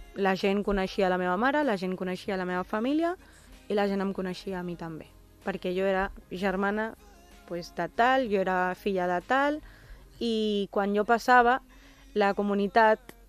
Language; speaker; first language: Catalan; early bilingual, other home language; Urdu